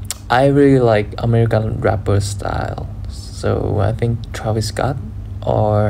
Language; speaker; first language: English; non-native, learner; Thai